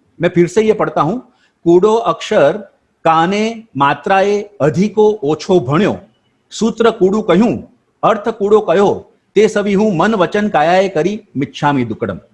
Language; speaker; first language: Hindi; non-native, local second language; Gujarati